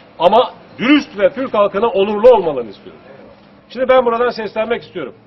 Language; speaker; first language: Turkish; native; Turkish